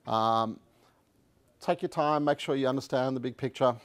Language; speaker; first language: English; native; English